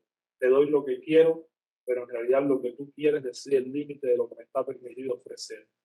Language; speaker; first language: Spanish; native; Spanish